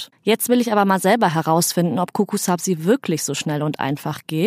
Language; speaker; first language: German; native; German